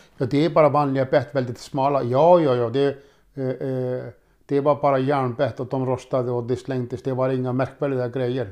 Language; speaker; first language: Swedish; non-native, fluent; Icelandic